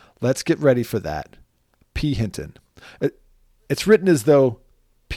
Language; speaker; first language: English; native; English